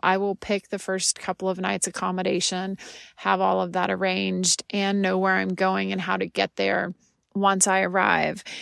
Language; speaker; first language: English; native; English